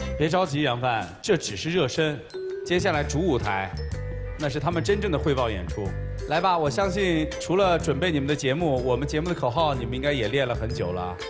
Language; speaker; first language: Chinese; native; Chinese